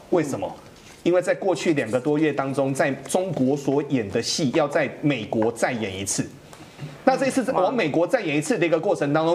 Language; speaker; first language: Chinese; native; Chinese